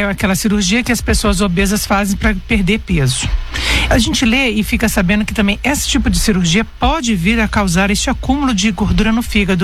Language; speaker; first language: Portuguese; native; Portuguese